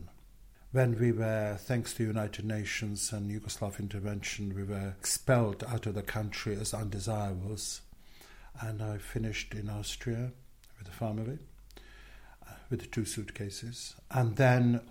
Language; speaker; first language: English; non-native, fluent; Czech